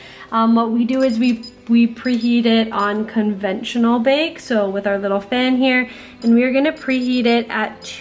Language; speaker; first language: English; native; English